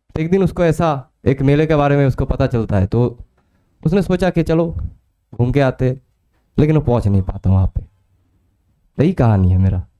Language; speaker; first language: Hindi; non-native, local second language; Bangla